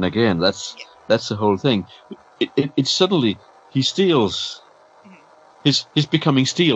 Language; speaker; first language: English; non-native, fluent; Danish